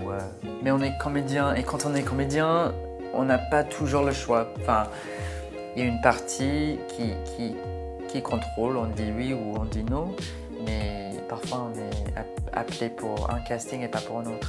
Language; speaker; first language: French; non-native, fluent; English